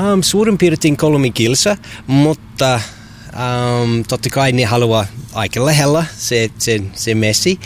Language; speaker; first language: Finnish; non-native, learner; English